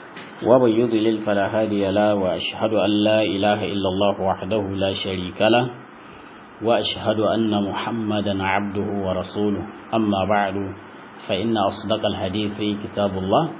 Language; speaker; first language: Arabic; non-native, fluent; Hausa